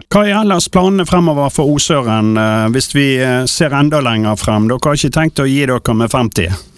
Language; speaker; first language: Norwegian; native; Norwegian